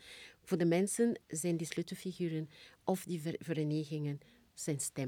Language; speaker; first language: Dutch; non-native, fluent; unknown